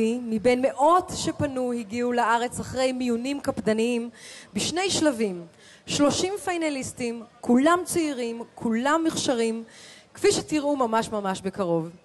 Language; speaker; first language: Hebrew; native; Hebrew